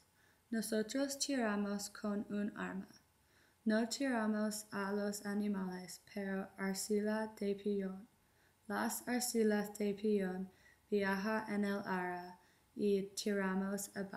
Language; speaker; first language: Spanish; non-native, learner; English